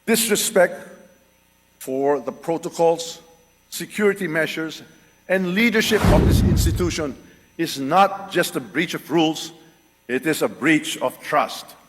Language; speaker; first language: English; non-native, local second language; Filipino